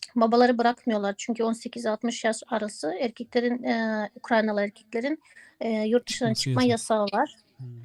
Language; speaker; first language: Turkish; non-native, fluent; Ukrainian